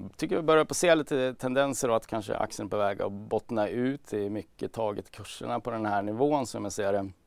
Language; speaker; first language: Swedish; native; Swedish